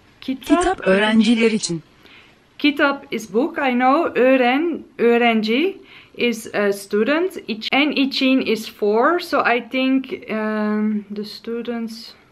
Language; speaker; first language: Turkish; non-native, learner; Dutch